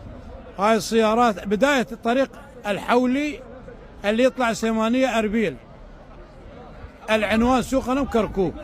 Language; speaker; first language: Arabic; native; Arabic